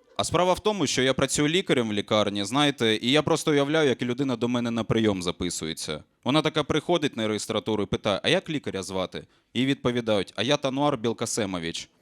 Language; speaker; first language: Ukrainian; non-native, local second language; Russian